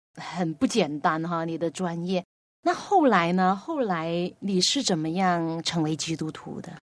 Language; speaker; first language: Chinese; non-native, local second language; Cantonese